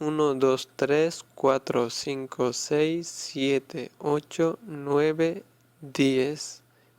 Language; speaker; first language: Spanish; non-native, fluent; Urdu